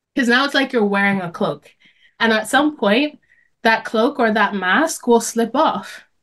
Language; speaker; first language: English; native; English